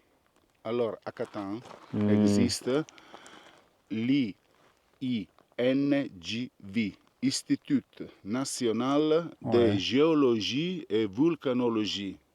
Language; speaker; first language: French; non-native, learner; Italian